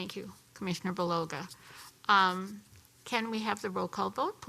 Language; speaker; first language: English; native; English